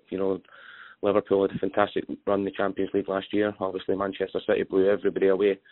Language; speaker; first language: English; native; English